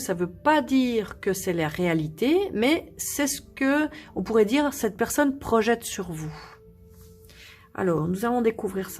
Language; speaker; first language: French; native; French